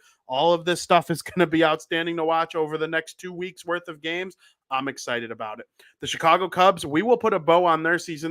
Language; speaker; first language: English; native; English